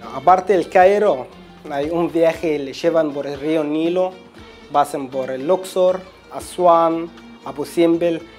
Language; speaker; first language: Spanish; non-native, fluent; Arabic